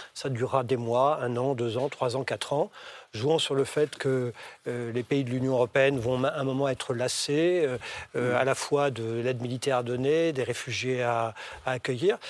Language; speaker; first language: French; native; French